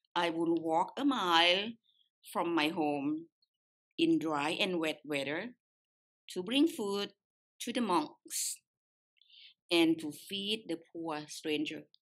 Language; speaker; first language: English; non-native, fluent; Lao